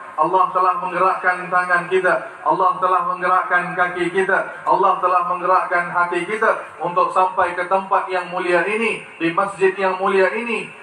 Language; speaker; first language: Malay; early bilingual, other home language; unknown